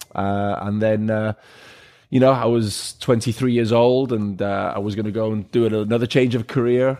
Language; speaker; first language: English; native; English